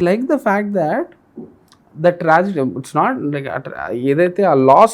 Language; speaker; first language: Telugu; native; Telugu